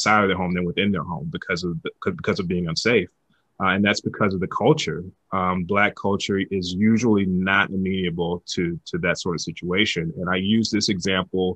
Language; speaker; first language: English; native; English